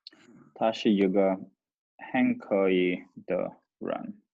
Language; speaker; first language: Chinese; non-native, learner; Swedish